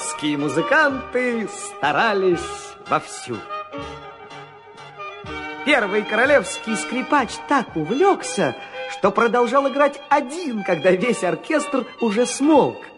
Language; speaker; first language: Russian; native; Russian